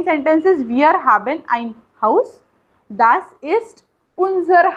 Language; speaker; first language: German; non-native, fluent; Hindi